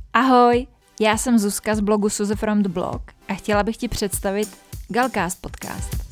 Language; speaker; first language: Czech; native; Czech